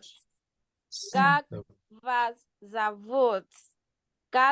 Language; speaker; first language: Russian; non-native, learner; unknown